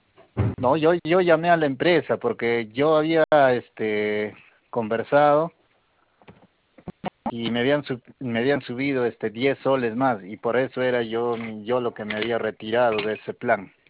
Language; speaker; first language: Spanish; native; Spanish